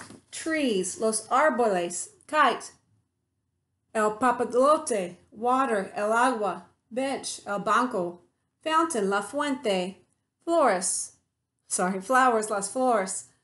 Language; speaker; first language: Spanish; non-native, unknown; English